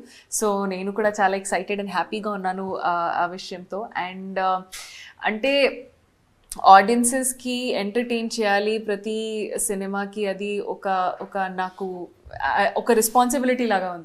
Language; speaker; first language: Telugu; non-native, learner; Hindi